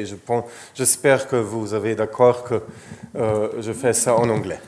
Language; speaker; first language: French; non-native, learner; Slovenian